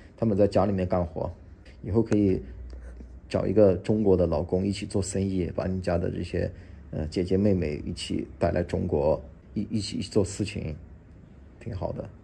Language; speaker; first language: Chinese; native; Chinese